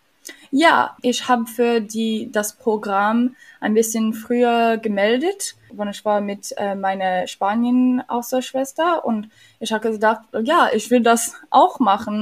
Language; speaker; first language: German; non-native, learner; English